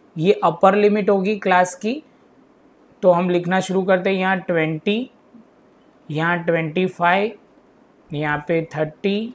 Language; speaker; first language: Hindi; non-native, local second language; Gujarati